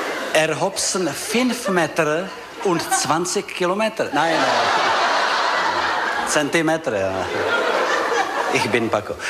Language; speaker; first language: German; non-native, learner; Czech